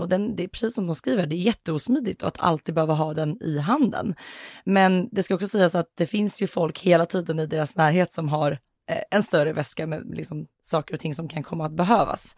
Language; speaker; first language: Swedish; native; Swedish